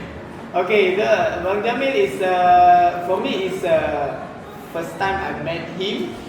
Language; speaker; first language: English; non-native, fluent; Indonesian